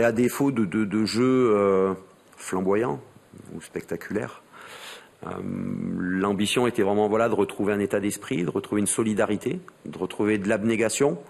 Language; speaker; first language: French; native; French